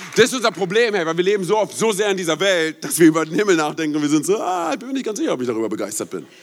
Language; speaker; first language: German; native; German